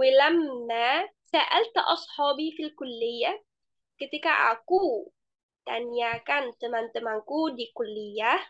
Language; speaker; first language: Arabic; non-native, fluent; Indonesian